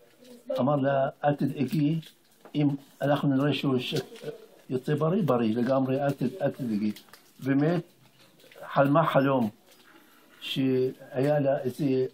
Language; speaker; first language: Hebrew; non-native, fluent; Arabic